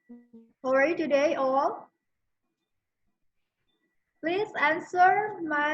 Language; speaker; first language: English; non-native, fluent; Indonesian